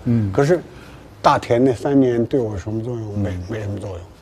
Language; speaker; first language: Chinese; native; Chinese